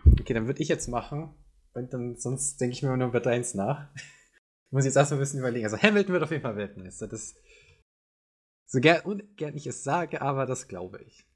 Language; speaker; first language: German; native; German